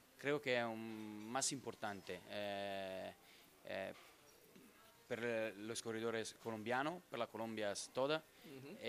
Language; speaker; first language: Spanish; non-native, learner; Italian